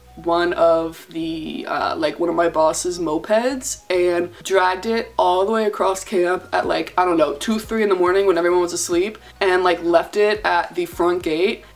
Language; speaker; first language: English; native; English